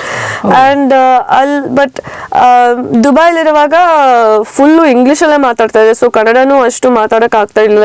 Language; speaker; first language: Kannada; early bilingual, heritage; Kannada